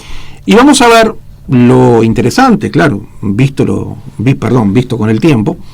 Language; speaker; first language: Spanish; native; Spanish